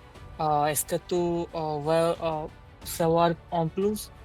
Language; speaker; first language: French; non-native, learner; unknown